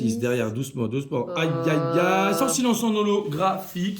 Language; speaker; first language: French; native; French